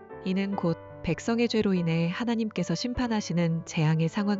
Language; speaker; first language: Korean; native; Korean